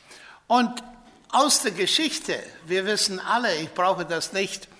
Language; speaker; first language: German; non-native, fluent; English